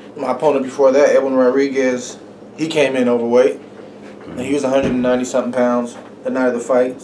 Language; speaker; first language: English; native; English